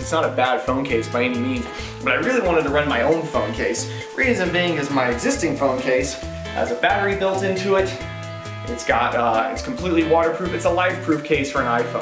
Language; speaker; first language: English; native; English